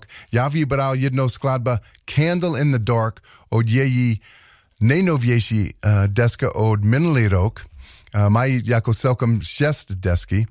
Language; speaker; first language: Czech; non-native, learner; English